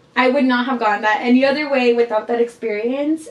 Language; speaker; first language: English; early bilingual, heritage; Spanish